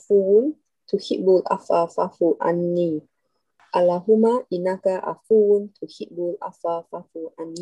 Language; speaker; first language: English; non-native, local second language; Chinese